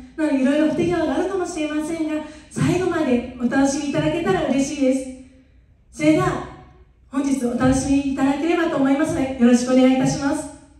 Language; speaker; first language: Japanese; native; Japanese